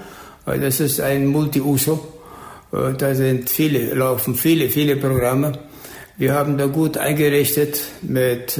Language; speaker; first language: German; early bilingual, heritage; German